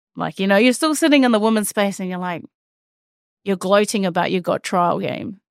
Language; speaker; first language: English; native; English